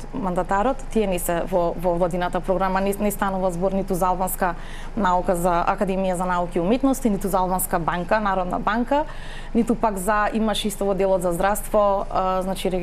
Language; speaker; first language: Macedonian; native; Macedonian